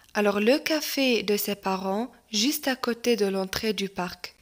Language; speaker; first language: French; non-native, local second language; Arabic